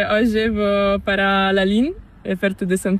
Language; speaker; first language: Spanish; non-native, learner; Italian